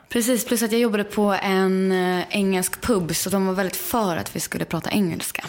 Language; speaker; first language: Swedish; native; Swedish